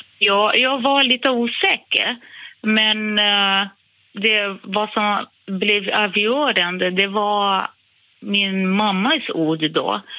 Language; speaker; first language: Swedish; non-native, fluent; Portuguese